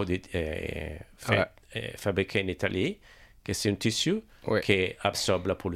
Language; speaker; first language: French; non-native, learner; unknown